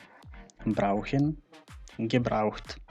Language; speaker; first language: German; non-native, fluent; Macedonian